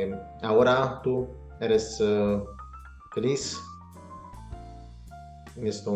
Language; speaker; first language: Spanish; non-native, learner; Italian